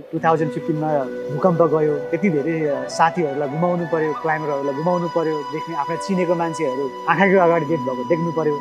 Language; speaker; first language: Nepali; non-native, local second language; Sherpa